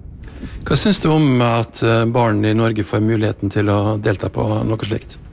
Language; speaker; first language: Norwegian; native; Norwegian